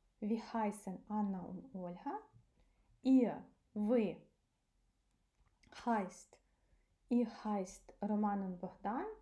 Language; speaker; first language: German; non-native, fluent; Ukrainian